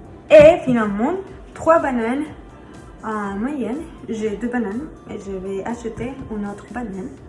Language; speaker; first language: French; non-native, learner; Spanish